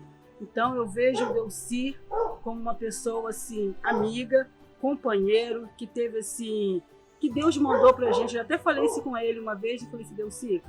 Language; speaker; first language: Portuguese; native; Portuguese